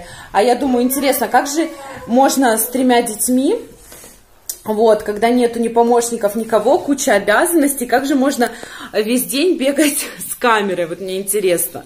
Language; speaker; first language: Russian; native; Russian